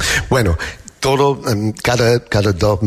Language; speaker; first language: Spanish; non-native, fluent; English